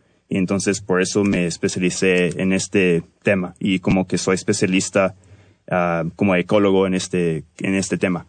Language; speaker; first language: Spanish; early bilingual, heritage; Spanish